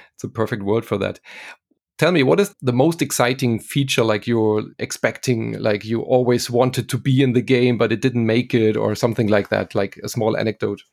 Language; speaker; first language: English; non-native, fluent; German